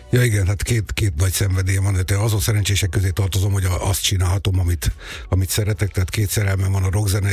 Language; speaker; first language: Hungarian; native; Hungarian